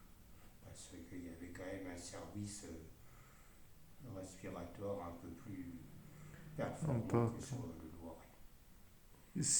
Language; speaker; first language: French; native; French